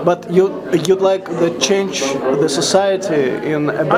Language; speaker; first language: English; non-native, learner; Russian